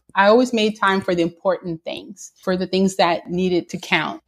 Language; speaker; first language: English; native; English